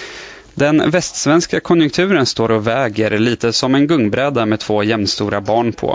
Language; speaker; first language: Swedish; native; Swedish